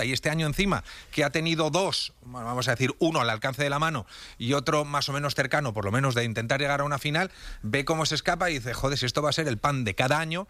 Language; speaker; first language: Spanish; native; Spanish